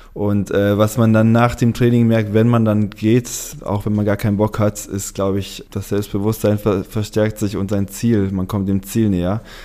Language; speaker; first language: German; native; German